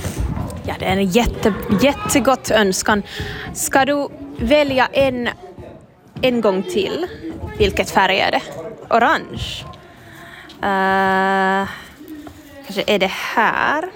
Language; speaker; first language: Swedish; non-native, learner; Finnish